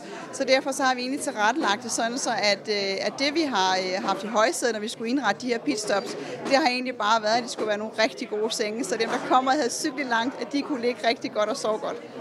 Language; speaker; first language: Danish; native; Danish